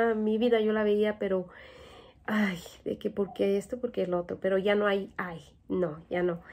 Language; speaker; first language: Spanish; native; Spanish